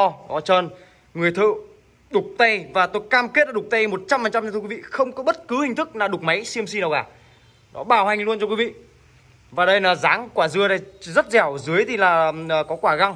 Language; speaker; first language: Vietnamese; native; Vietnamese